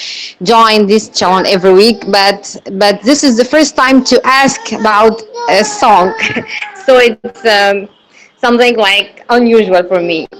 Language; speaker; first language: English; non-native, learner; Arabic